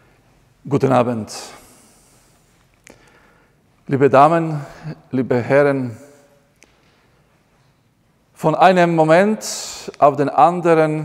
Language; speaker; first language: German; non-native, fluent; Polish